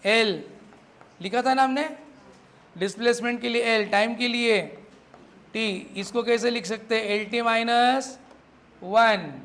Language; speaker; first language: Hindi; non-native, local second language; Marathi